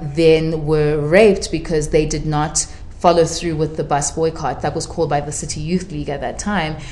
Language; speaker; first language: English; non-native, local second language; Shona